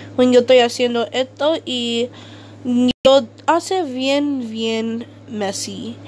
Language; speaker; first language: Spanish; early bilingual, heritage; Spanish